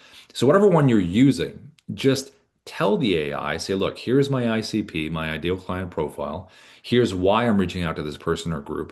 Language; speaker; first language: English; native; English